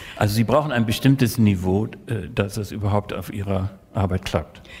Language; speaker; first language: German; native; German